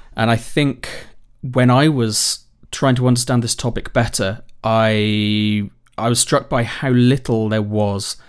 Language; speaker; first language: English; native; English